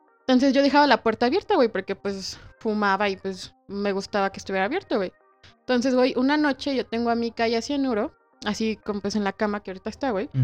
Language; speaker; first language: Spanish; native; Spanish